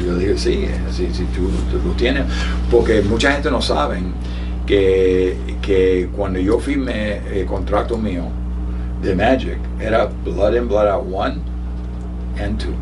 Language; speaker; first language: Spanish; early bilingual, heritage; Spanish